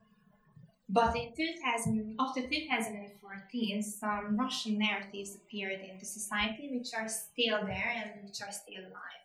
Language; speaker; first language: English; non-native, fluent; Hungarian